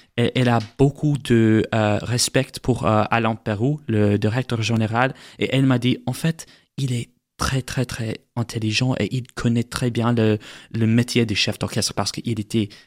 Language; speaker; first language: French; non-native, learner; English